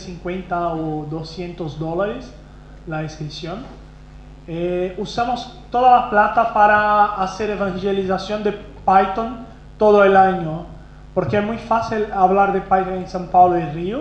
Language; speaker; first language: Spanish; non-native, fluent; Portuguese